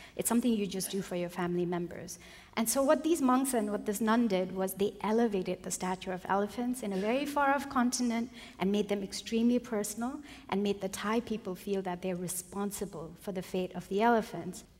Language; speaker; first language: English; non-native, local second language; Nepali